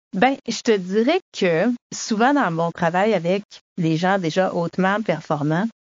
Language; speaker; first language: French; native; French